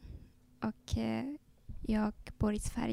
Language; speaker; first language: Swedish; non-native, learner; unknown